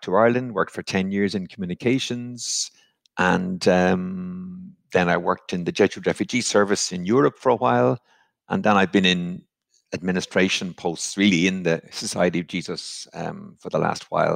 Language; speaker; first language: English; native; English